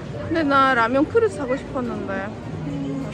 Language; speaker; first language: Korean; non-native, fluent; Italian